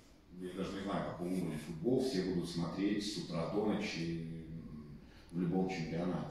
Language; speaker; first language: Russian; native; Russian